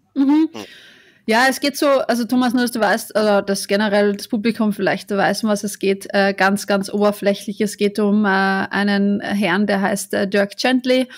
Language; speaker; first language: German; native; German